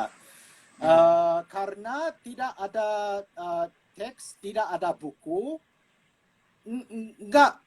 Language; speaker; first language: Indonesian; non-native, fluent; English